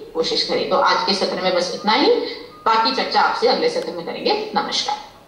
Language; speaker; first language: Hindi; native; Hindi